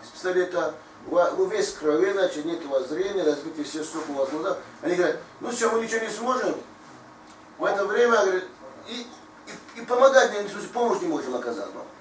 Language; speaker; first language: Russian; native; Russian